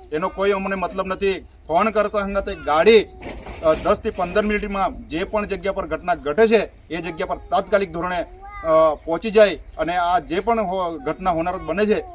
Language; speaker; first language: Gujarati; native; Gujarati